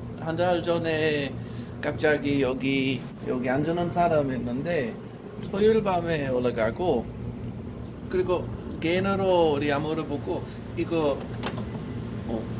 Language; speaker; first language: Korean; non-native, learner; English